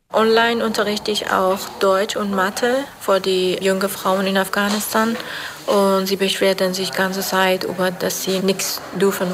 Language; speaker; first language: German; non-native, fluent; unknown